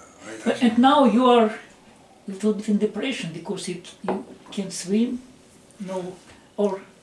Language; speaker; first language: English; non-native, learner; Russian